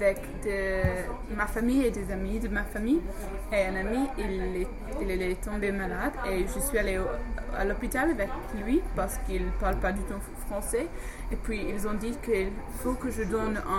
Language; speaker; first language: French; non-native, fluent; English